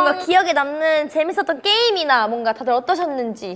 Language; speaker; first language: Korean; native; Korean